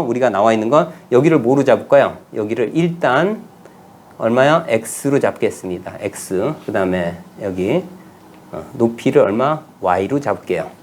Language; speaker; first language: Korean; native; Korean